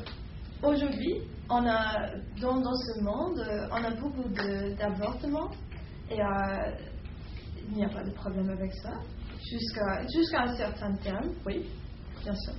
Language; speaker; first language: French; non-native, fluent; English